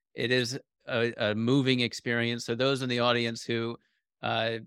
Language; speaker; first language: English; native; English